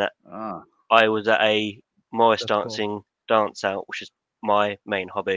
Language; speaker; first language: English; native; English